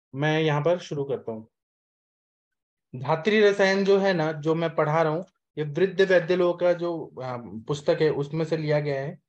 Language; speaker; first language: Hindi; native; Hindi